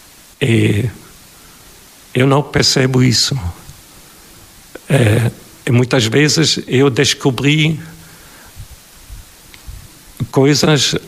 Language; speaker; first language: Portuguese; non-native, fluent; German